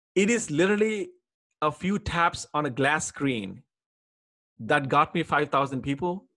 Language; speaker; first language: English; non-native, local second language; Telugu